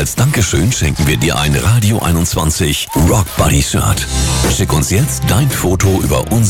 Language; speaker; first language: German; native; German